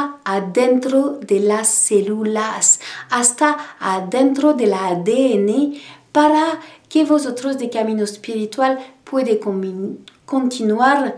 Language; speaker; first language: Spanish; non-native, learner; French